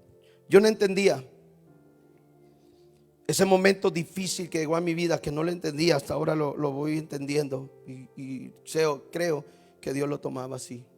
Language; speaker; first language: Spanish; native; Spanish